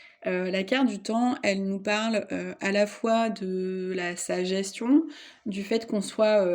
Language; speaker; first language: French; native; French